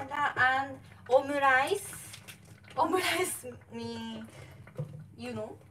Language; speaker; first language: English; non-native, learner; Thai